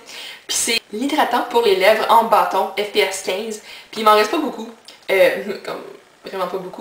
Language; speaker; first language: French; native; French